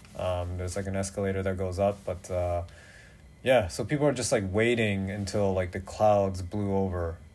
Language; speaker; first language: English; native; English